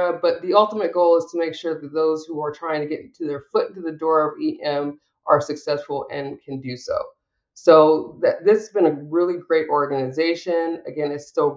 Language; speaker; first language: English; native; English